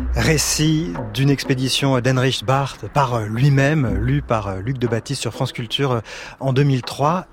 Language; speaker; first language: French; native; French